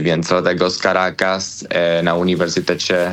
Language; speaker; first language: Polish; non-native, learner; Spanish